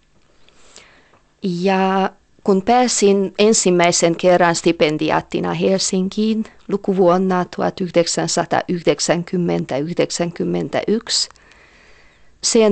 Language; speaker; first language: Finnish; non-native, fluent; Hungarian